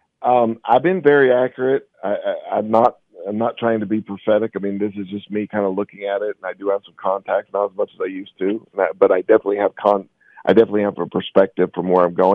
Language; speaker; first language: English; native; English